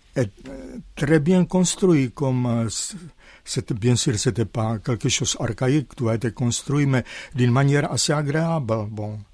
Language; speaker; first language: French; non-native, fluent; Czech